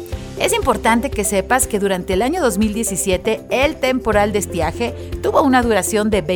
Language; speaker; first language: Spanish; native; Spanish